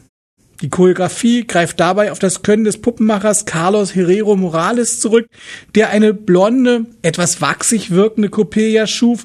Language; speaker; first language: German; native; German